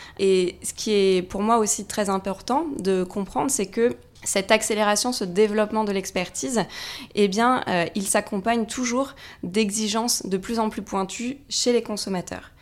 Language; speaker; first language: French; native; French